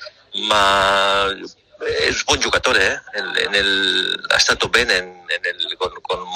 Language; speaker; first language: Italian; non-native, learner; Spanish